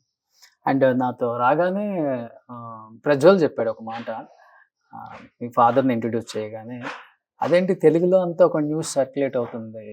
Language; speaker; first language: Telugu; native; Telugu